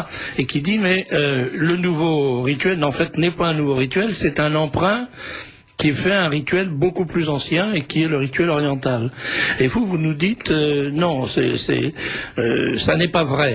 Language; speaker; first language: French; native; French